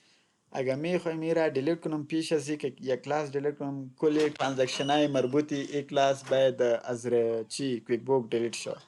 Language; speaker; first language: Persian; non-native, local second language; Pashto